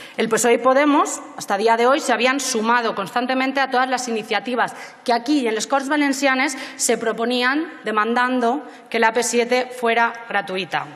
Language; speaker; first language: Spanish; native; Spanish